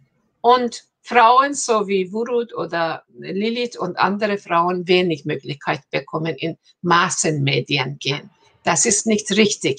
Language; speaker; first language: German; non-native, fluent; Persian